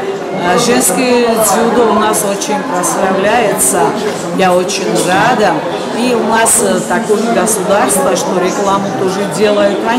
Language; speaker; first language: Russian; non-native, learner; Georgian